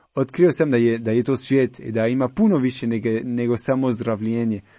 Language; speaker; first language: Croatian; non-native, learner; French